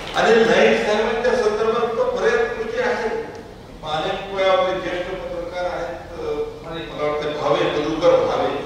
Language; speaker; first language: Marathi; non-native, local second language; Lambadi